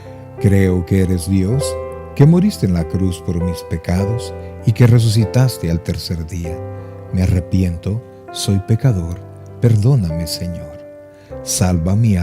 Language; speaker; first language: Spanish; native; Spanish